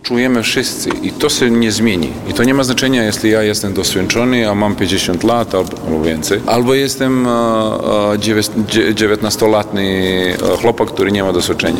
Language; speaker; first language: Polish; non-native, fluent; Serbian